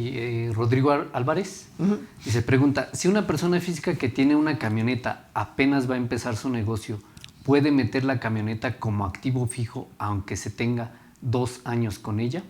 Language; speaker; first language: Spanish; native; Spanish